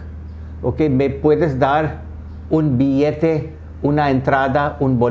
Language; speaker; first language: Spanish; non-native, fluent; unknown